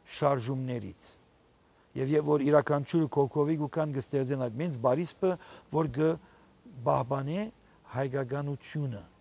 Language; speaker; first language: Armenian; early bilingual, heritage; Armenian